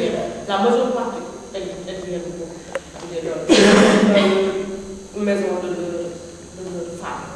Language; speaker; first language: French; non-native, learner; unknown